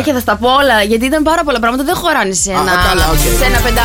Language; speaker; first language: Greek; native; Greek